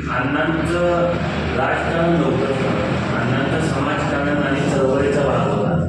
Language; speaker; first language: Marathi; native; Marathi